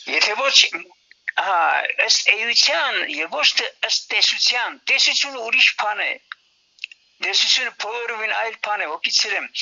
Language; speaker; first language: Armenian; early bilingual, heritage; Armenian